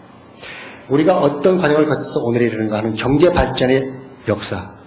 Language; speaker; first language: Korean; native; Korean